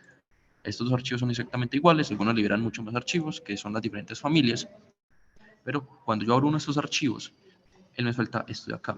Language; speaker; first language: Spanish; native; Spanish